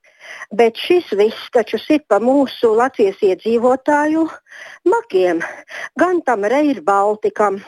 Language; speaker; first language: Latvian; native; Latvian